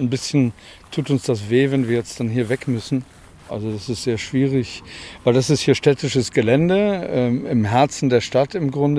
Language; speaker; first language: German; native; German